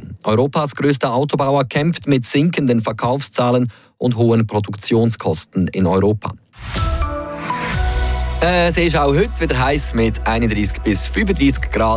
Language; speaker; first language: German; native; German